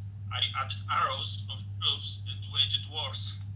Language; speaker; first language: English; non-native, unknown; Polish